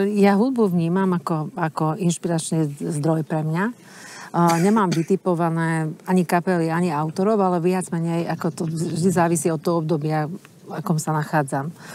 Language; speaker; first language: Slovak; non-native, local second language; Hungarian